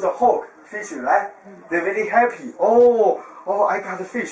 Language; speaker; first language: English; non-native, learner; Chinese